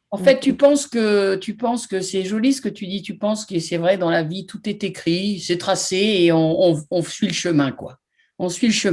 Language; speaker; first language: French; native; French